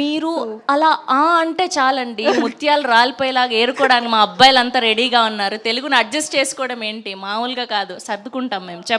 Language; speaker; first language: Telugu; native; Telugu